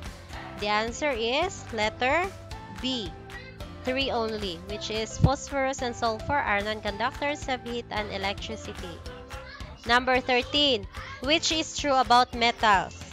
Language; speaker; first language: English; non-native, local second language; Cebuano